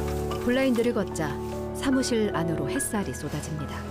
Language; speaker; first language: Korean; native; Korean